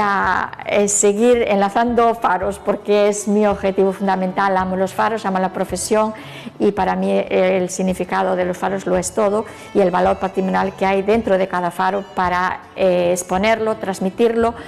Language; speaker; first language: Spanish; native; Spanish